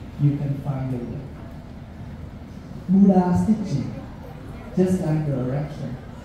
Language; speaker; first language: English; non-native, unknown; Vietnamese